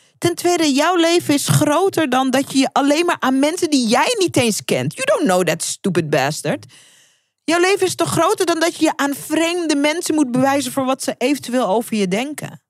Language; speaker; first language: Dutch; native; Dutch